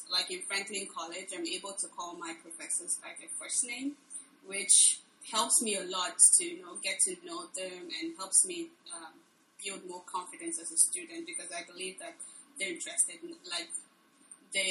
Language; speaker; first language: English; non-native, local second language; Igbo